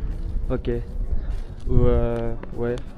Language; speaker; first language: French; native; French